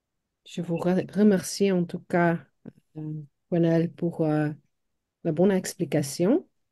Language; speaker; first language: French; non-native, local second language; Dutch